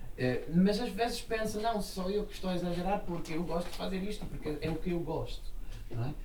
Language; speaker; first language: Portuguese; non-native, fluent; Italian